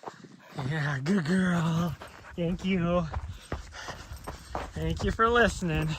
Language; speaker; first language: English; native; English